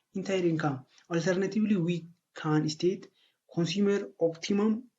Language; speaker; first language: English; non-native, local second language; Amharic